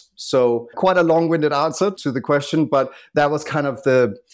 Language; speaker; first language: English; non-native, fluent; Danish